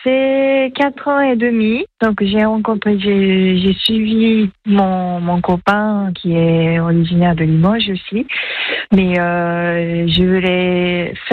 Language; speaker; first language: French; non-native, fluent; Japanese